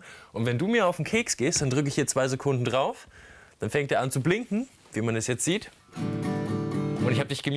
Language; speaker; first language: German; native; German